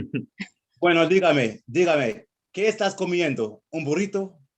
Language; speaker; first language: Spanish; non-native, learner; English